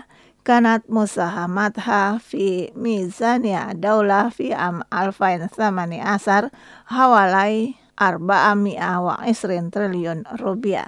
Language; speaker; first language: Arabic; non-native, learner; Indonesian